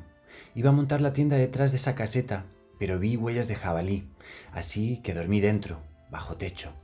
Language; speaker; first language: Spanish; native; Spanish